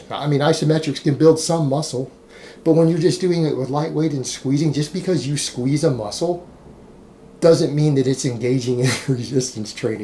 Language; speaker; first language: English; native; English